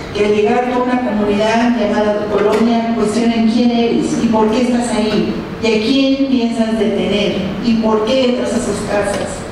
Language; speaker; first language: Spanish; early bilingual, heritage; Spanish